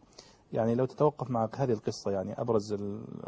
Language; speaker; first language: Arabic; native; Arabic